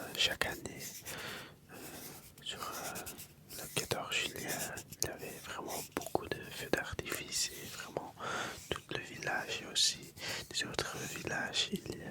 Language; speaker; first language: French; early bilingual, other home language; Dutch